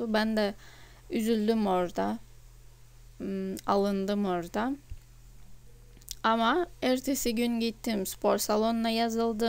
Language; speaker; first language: Turkish; non-native, fluent; Russian